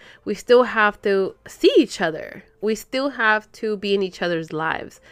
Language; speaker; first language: English; early bilingual, other home language; Spanish